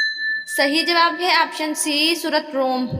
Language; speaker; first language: Urdu; native; Urdu